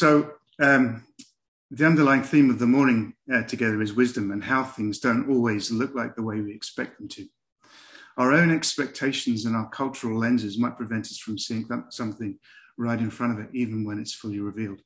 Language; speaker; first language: English; native; English